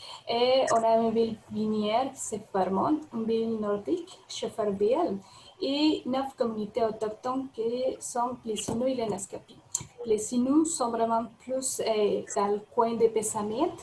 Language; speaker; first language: French; non-native, fluent; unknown